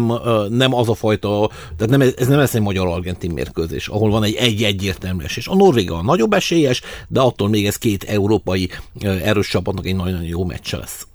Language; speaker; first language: Hungarian; native; Hungarian